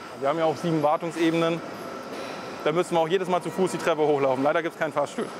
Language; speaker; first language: German; native; German